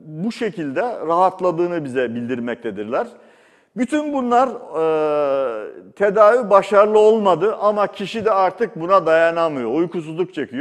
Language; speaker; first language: Turkish; native; Turkish